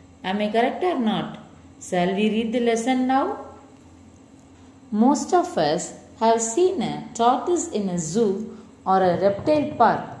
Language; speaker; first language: English; non-native, local second language; Tamil